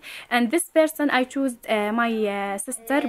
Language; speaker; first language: English; non-native, fluent; Arabic